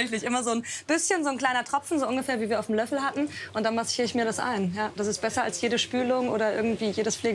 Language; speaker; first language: German; native; German